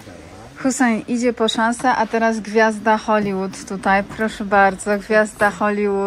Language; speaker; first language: Polish; native; Polish